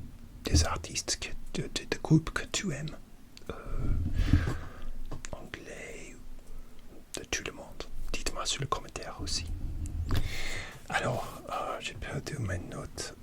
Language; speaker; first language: French; non-native, learner; English